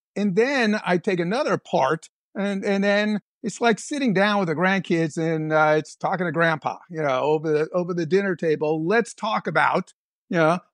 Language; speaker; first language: English; native; English